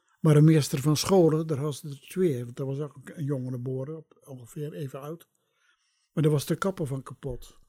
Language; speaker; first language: Dutch; native; Dutch